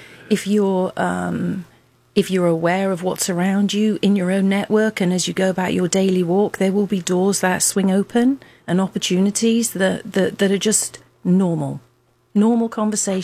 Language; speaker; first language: English; native; English